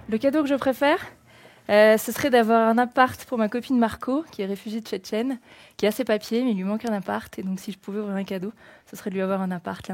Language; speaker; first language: French; native; French